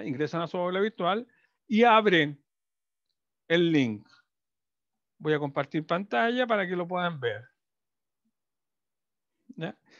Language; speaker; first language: Spanish; native; Spanish